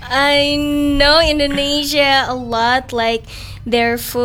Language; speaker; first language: English; non-native, fluent; Indonesian